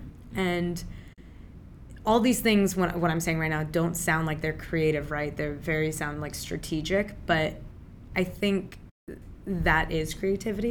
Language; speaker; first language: English; early bilingual, other home language; Urdu